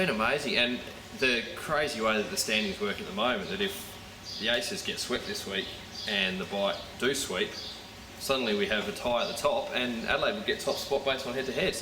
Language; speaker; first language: English; native; English